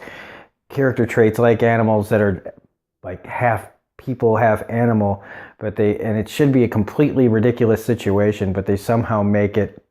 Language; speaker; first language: English; native; English